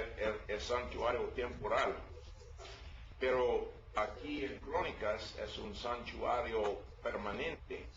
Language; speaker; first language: Spanish; non-native, learner; English